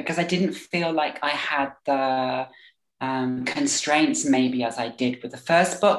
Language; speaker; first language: English; native; English